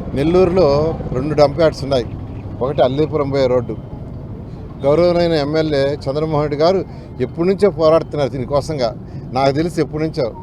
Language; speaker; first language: Telugu; native; Telugu